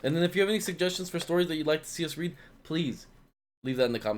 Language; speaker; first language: English; native; English